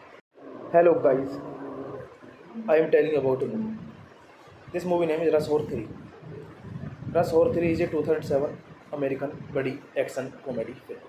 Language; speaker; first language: English; non-native, learner; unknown